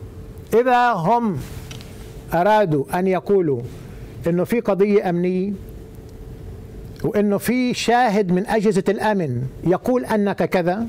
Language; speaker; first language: Arabic; native; Arabic